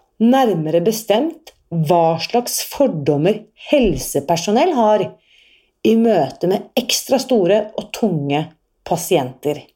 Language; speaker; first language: Norwegian; native; Norwegian